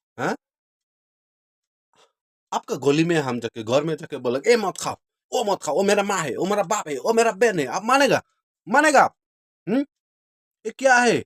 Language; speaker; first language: Hindi; non-native, local second language; Khasi